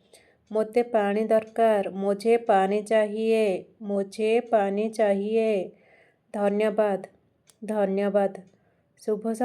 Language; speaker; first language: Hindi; non-native, local second language; Odia